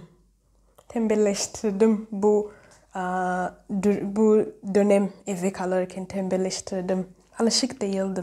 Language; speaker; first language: Turkish; non-native, learner; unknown